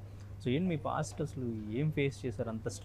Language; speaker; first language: Telugu; native; Telugu